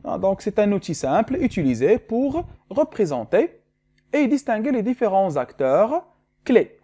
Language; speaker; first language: French; non-native, local second language; Arabic